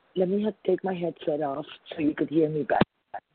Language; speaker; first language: English; non-native, fluent; Spanish